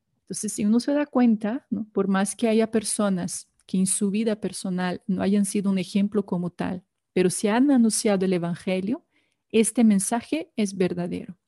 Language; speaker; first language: Spanish; non-native, fluent; Portuguese